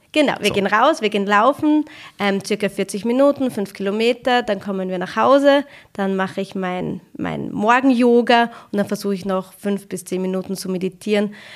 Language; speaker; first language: German; early bilingual, other home language; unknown